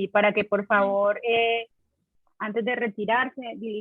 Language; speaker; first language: Spanish; native; Spanish